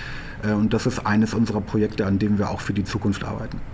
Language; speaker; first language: German; native; German